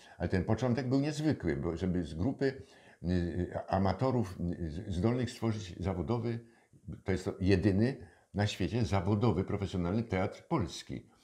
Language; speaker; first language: Polish; native; Polish